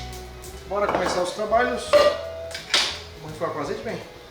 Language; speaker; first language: Portuguese; native; Portuguese